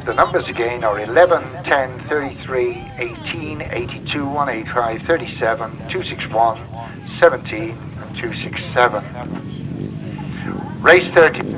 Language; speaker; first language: English; native; English